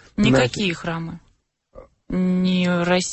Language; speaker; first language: Russian; native; Russian